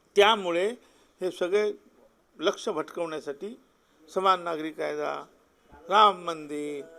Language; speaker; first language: Marathi; non-native, local second language; Lambadi